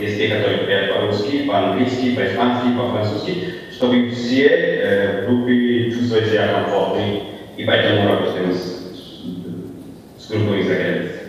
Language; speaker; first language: Russian; non-native, learner; Italian